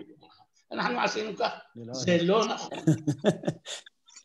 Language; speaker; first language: Hebrew; non-native, fluent; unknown